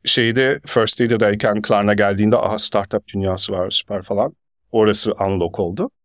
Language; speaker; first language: Turkish; early bilingual, heritage; Turkish